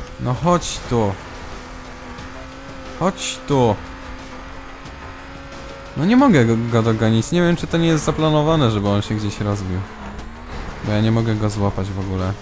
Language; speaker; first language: Polish; native; Polish